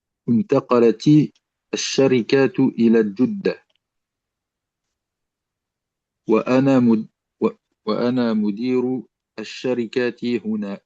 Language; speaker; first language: Arabic; non-native, learner; French